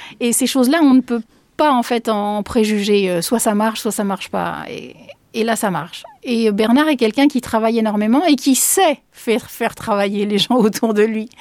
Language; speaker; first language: French; early bilingual, other home language; Spanish